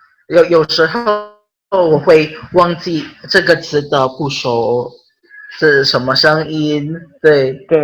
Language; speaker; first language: Chinese; non-native, learner; Filipino